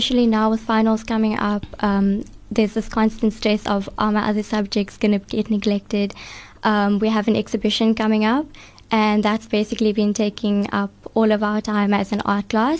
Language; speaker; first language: English; native; English